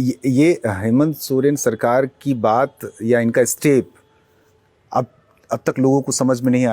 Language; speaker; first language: Hindi; native; Hindi